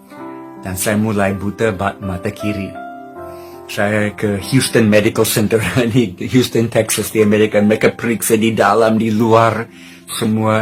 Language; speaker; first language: Indonesian; non-native, fluent; English